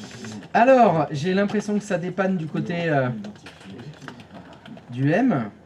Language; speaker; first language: French; native; French